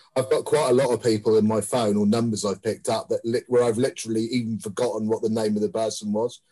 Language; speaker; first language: English; native; English